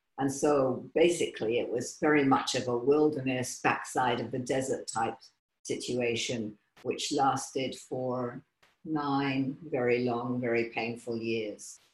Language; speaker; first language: English; native; English